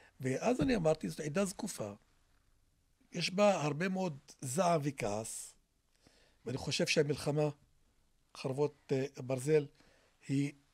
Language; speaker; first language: Hebrew; non-native, local second language; Arabic